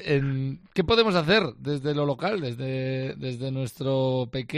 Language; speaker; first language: Spanish; native; Spanish